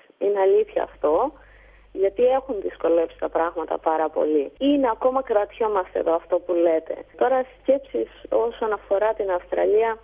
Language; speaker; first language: Greek; early bilingual, heritage; Greek